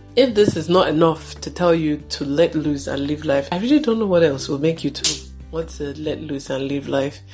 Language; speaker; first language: English; non-native, local second language; Yoruba